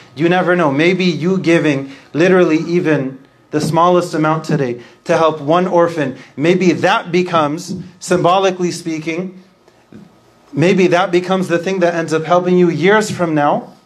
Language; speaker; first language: English; native; English